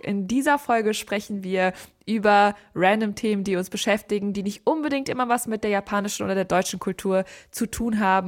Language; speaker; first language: German; native; German